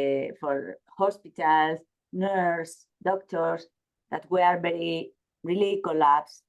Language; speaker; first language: English; non-native, learner; Spanish